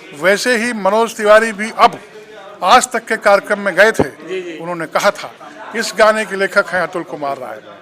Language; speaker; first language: Hindi; non-native, local second language; Bhojpuri